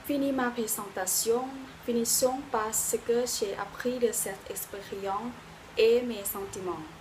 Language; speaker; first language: French; non-native, learner; Thai